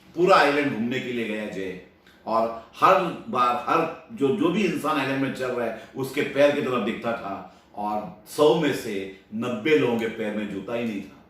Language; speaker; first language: Hindi; non-native, local second language; Marathi